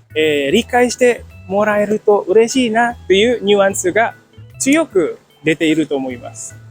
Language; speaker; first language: Japanese; non-native, fluent; Indonesian